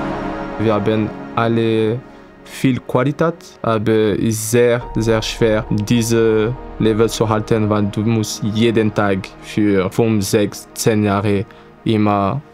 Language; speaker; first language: German; non-native, fluent; French